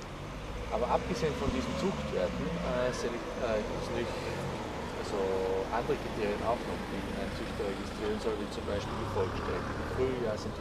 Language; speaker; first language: German; native; German